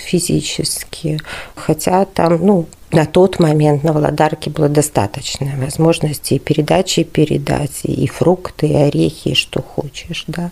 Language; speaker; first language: Russian; native; Russian